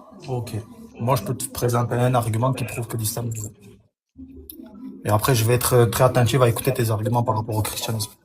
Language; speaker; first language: French; native; French